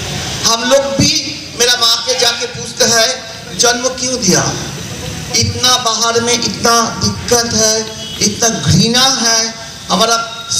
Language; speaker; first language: Hindi; non-native, local second language; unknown